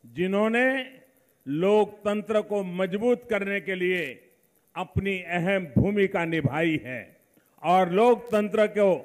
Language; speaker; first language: Hindi; non-native, local second language; Gujarati